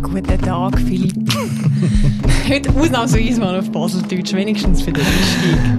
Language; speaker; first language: German; native; German